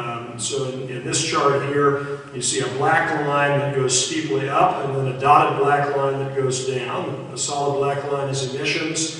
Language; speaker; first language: English; native; English